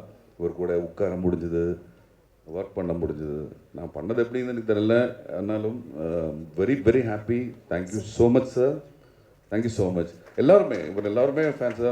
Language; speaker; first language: Tamil; non-native, learner; Malayalam